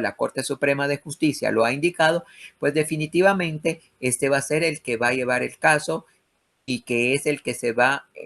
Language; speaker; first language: Spanish; native; Spanish